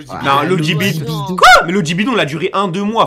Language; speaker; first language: French; native; French